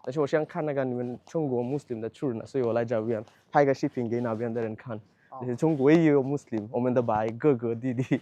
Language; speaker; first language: Chinese; non-native, fluent; Bangla